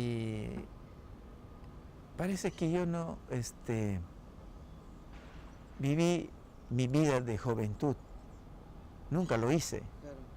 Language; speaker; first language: Spanish; non-native, local second language; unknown